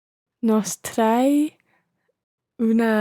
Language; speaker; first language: Spanish; non-native, learner; English